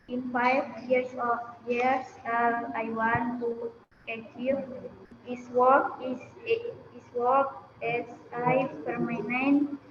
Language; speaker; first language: English; non-native, learner; Indonesian